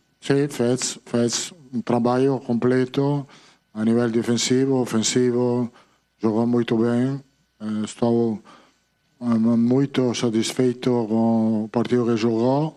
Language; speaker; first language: Portuguese; non-native, learner; Italian